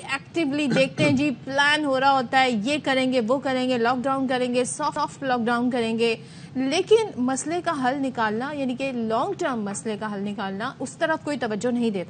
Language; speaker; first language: Urdu; native; Urdu